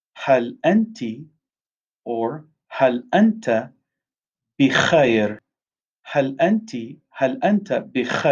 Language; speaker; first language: Arabic; non-native, fluent; English